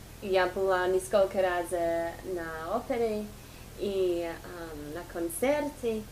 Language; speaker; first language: Russian; non-native, fluent; English